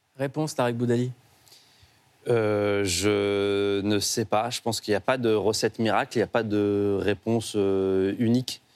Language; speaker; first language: French; native; French